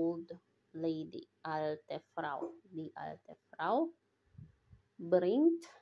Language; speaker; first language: German; non-native, fluent; Filipino